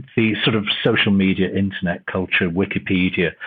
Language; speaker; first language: English; native; English